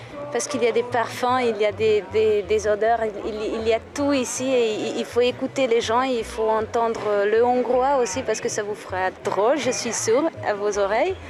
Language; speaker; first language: French; non-native, fluent; Hungarian